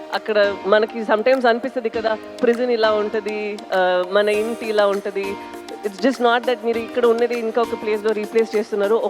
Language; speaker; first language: Telugu; non-native, fluent; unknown